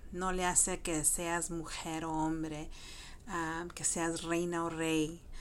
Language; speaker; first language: Spanish; early bilingual, heritage; Spanish